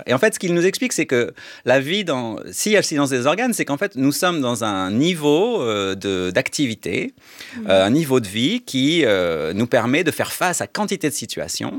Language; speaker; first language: French; native; French